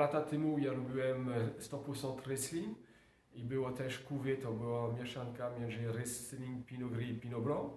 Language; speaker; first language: Polish; non-native, learner; French